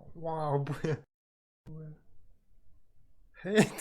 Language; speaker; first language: Korean; non-native, learner; Russian